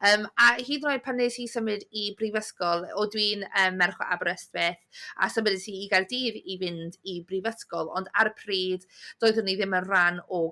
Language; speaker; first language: Welsh; native; Welsh